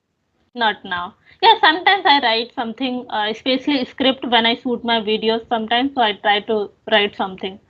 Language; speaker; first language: English; non-native, local second language; Hindi